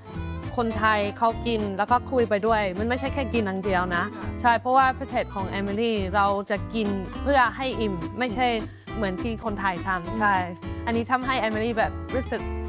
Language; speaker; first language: Thai; non-native, fluent; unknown